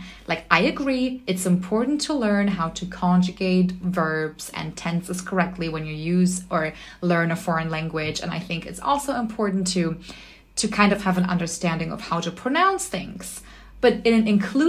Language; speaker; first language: English; non-native, fluent; German